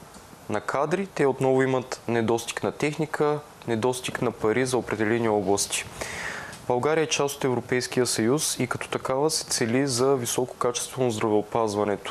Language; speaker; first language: Bulgarian; native; Bulgarian